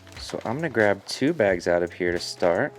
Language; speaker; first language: English; native; English